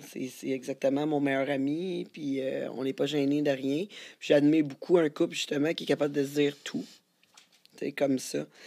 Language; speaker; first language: French; native; French